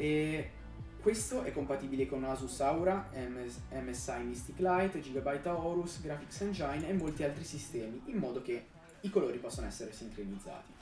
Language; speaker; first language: Italian; native; Italian